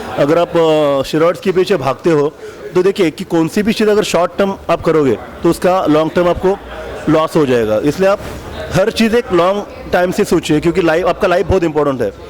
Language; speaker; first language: Hindi; non-native, local second language; Marathi